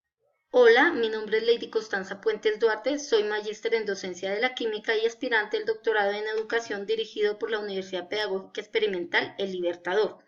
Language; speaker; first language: Spanish; native; Spanish